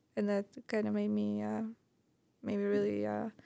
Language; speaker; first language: English; non-native, fluent; Estonian